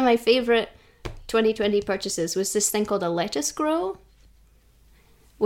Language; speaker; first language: English; native; English